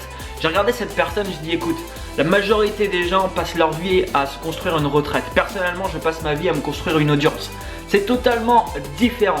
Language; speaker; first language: French; native; French